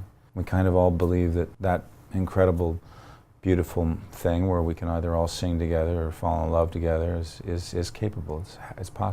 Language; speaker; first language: English; native; English